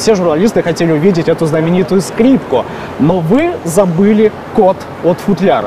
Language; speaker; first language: Russian; native; Russian